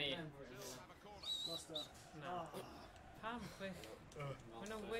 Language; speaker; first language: Welsh; native; Welsh